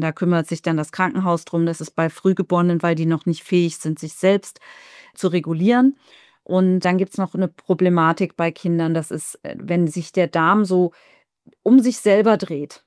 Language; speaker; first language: German; native; German